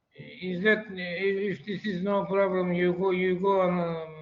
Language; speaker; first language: English; non-native, learner; Turkish